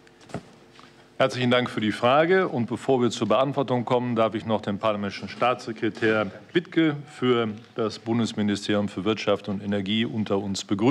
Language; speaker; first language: German; native; German